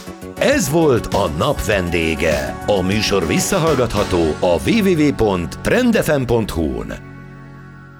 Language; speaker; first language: Hungarian; native; Hungarian